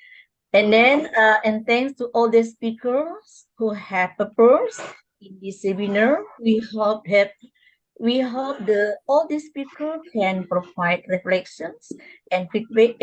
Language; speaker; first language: English; non-native, learner; Indonesian